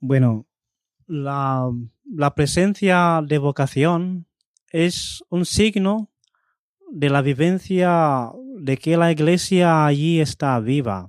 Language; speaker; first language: Spanish; non-native, fluent; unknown